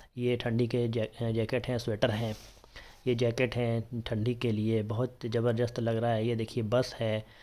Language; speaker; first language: Hindi; native; Hindi